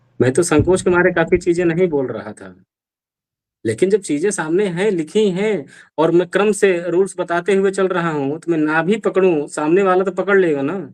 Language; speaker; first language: Hindi; native; Hindi